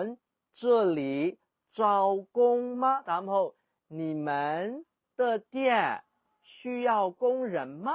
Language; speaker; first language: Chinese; non-native, fluent; Burmese